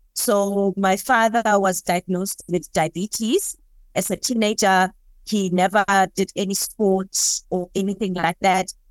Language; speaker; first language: English; non-native, local second language; Southern Sotho